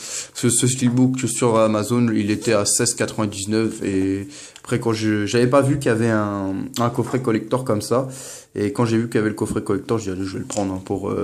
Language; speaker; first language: French; native; French